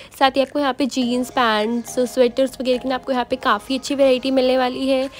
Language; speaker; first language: Hindi; native; Hindi